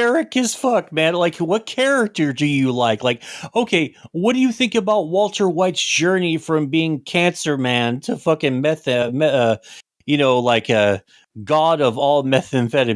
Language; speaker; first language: English; native; English